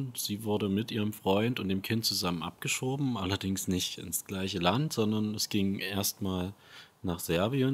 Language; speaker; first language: German; native; German